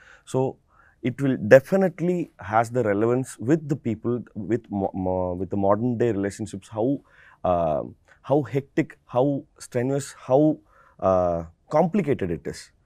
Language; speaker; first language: English; non-native, local second language; Tamil